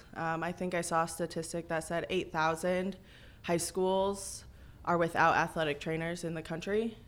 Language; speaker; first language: English; native; English